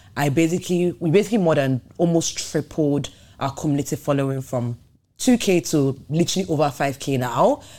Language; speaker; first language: English; non-native, local second language; Yoruba